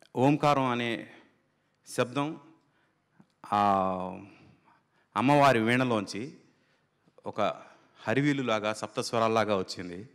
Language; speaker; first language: Telugu; native; Telugu